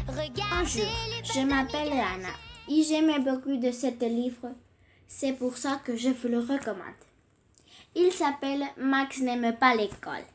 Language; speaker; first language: French; non-native, learner; Catalan